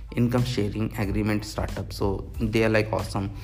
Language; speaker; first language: English; non-native, local second language; Hindi